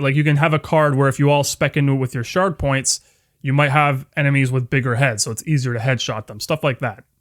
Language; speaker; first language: English; native; English